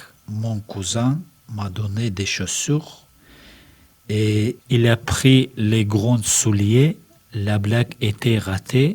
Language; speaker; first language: French; non-native, learner; Russian